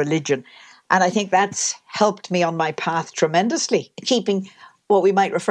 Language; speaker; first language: English; native; English